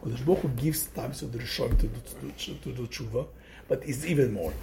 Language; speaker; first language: English; native; English